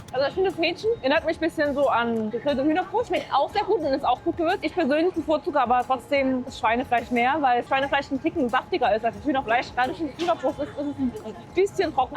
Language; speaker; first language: German; native; German